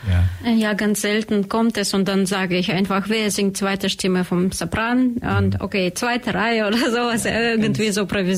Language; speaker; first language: German; non-native, learner; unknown